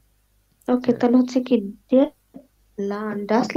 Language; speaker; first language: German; non-native, learner; Bangla